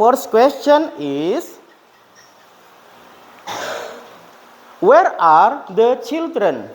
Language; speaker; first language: English; non-native, fluent; Indonesian